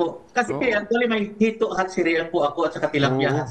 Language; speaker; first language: Filipino; native; Filipino